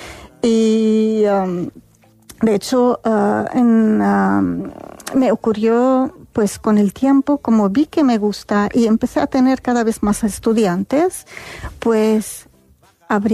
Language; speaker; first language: Spanish; non-native, fluent; Arabic